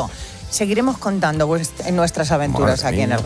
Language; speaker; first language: Spanish; native; Spanish